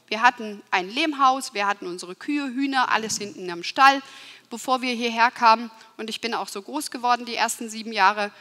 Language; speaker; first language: German; early bilingual, other home language; Turkish